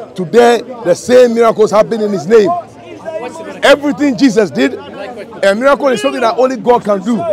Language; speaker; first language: English; non-native, local second language; Ga